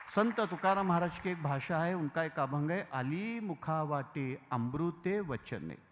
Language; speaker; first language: Hindi; non-native, local second language; Marathi